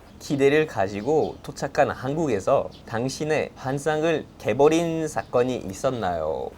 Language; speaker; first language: Korean; non-native, fluent; French